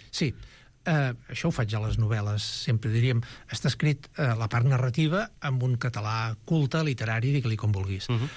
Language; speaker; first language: Catalan; native; Catalan